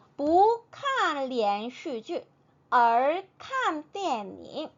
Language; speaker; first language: Chinese; non-native, fluent; Korean